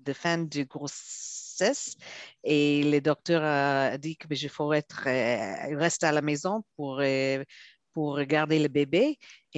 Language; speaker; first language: French; non-native, fluent; Hebrew